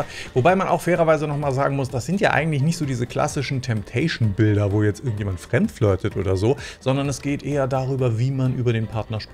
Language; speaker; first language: German; native; German